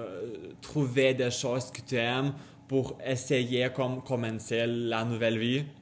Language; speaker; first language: French; non-native, learner; Lithuanian